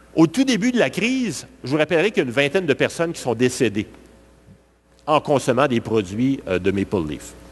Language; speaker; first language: French; native; French